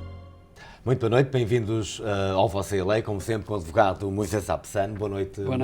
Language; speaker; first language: Portuguese; native; Portuguese